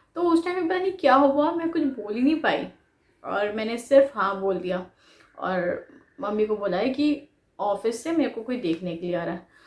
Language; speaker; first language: Hindi; non-native, local second language; Bangla